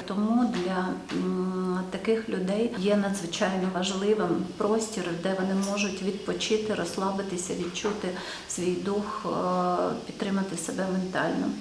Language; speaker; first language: Ukrainian; native; Ukrainian